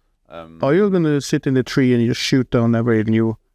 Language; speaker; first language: English; non-native, fluent; Norwegian